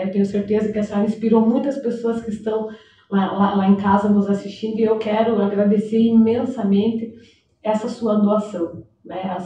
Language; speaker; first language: Portuguese; native; Portuguese